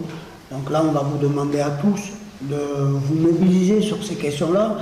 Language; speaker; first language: French; native; French